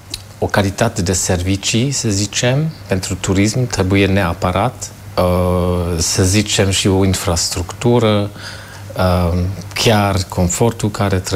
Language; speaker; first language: Romanian; non-native, fluent; German